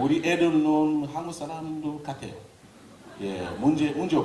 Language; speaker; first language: Korean; non-native, learner; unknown